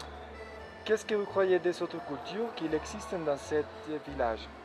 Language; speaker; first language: French; non-native, learner; Spanish